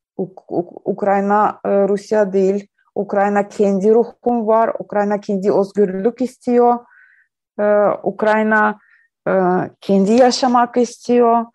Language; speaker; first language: Turkish; non-native, learner; Ukrainian